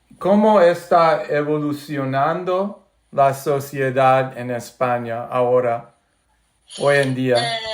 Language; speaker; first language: Spanish; non-native, fluent; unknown